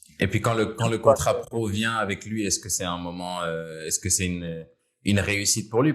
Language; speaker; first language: French; native; French